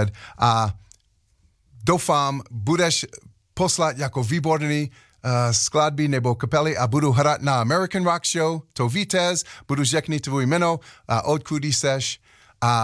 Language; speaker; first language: Czech; non-native, learner; English